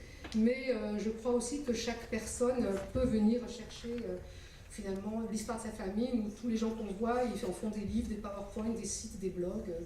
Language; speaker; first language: French; native; French